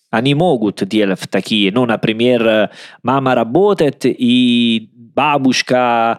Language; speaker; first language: Russian; non-native, learner; Italian